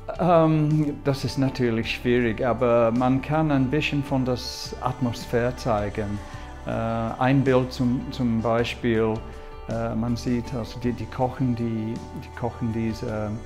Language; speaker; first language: German; non-native, fluent; English